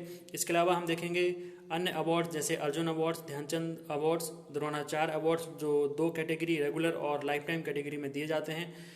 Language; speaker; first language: Hindi; native; Hindi